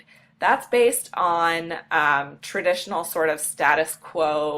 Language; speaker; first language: English; native; English